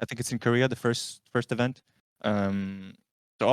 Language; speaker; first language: English; native; English